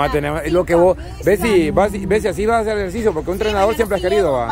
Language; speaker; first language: Spanish; native; Spanish